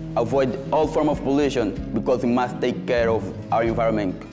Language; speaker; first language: English; non-native, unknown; Portuguese